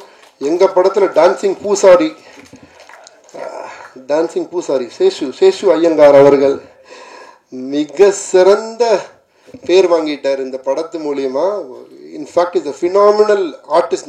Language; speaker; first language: Tamil; native; Tamil